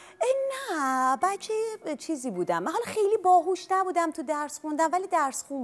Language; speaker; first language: Persian; native; Persian